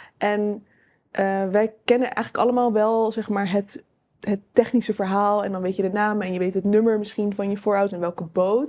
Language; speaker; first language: Dutch; native; Dutch